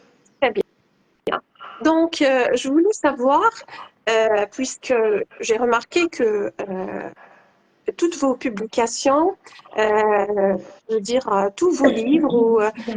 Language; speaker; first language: French; non-native, local second language; Arabic